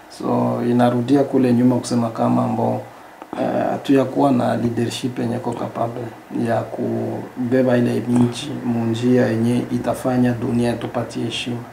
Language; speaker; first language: Swahili; native; Swahili